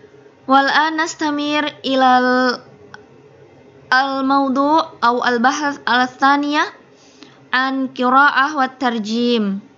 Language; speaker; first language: Arabic; non-native, fluent; Indonesian